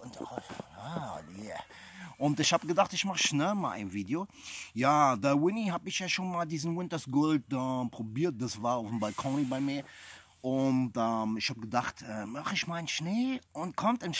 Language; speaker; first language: German; non-native, fluent; English